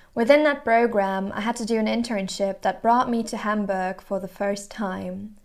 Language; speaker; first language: English; non-native, fluent; German